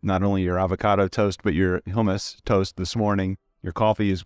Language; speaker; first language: English; native; English